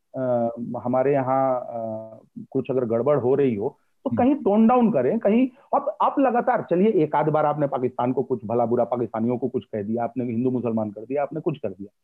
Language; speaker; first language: Hindi; native; Hindi